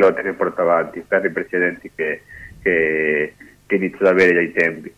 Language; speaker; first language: Italian; non-native, fluent; Spanish